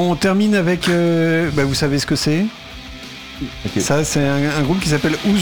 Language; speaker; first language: French; native; French